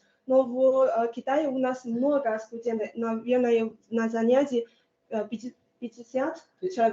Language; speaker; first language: Russian; non-native, learner; Chinese